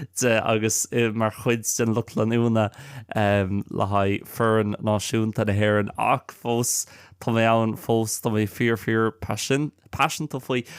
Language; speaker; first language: Irish; non-native, local second language; English